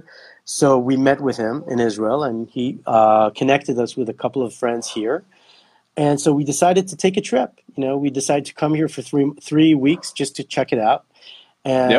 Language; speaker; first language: English; non-native, local second language; Hebrew